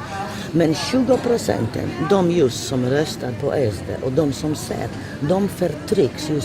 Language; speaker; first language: Swedish; non-native, fluent; Polish